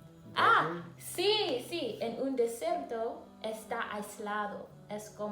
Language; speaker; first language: Spanish; non-native, learner; English